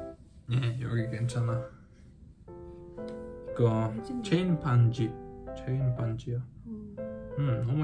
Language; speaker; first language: Korean; non-native, learner; Polish